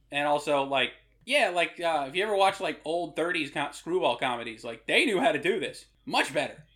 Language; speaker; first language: English; native; English